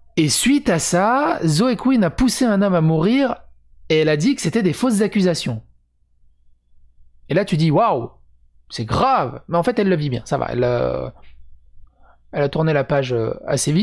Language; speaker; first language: French; native; French